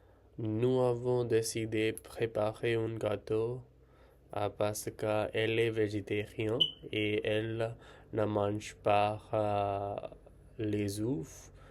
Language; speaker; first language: French; non-native, learner; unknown